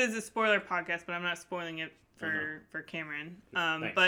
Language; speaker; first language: English; native; English